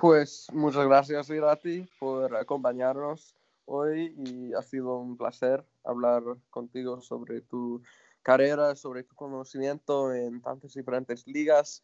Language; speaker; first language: Spanish; non-native, fluent; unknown